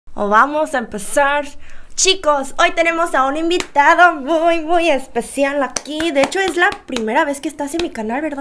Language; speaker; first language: Spanish; early bilingual, other home language; Korean